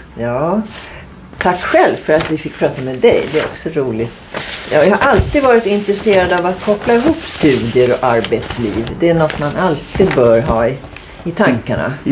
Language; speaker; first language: Swedish; native; Swedish